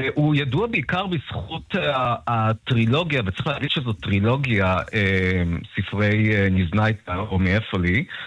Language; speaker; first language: Hebrew; early bilingual, other home language; Russian